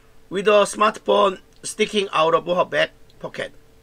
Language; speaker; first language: English; non-native, fluent; Korean